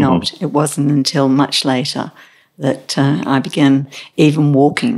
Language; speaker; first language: English; native; English